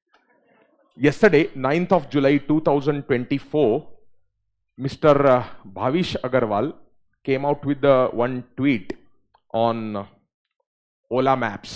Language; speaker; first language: English; non-native, local second language; Hindi